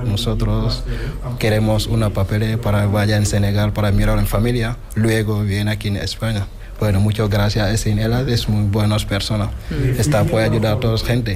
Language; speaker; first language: Spanish; non-native, learner; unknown